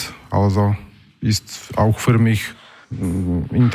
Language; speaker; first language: German; non-native, learner; Slovak